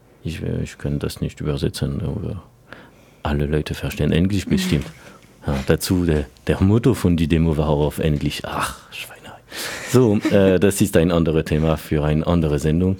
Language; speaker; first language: German; non-native, fluent; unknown